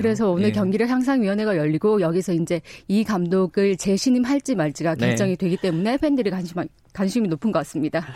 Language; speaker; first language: Korean; native; Korean